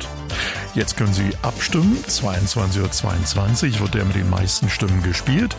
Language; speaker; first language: German; native; German